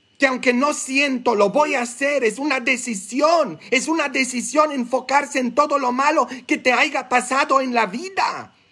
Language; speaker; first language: Spanish; non-native, fluent; English